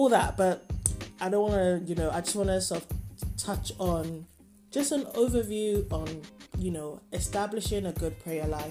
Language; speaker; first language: English; non-native, local second language; Yoruba